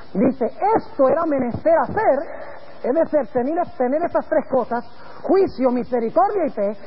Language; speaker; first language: Spanish; early bilingual, other home language; English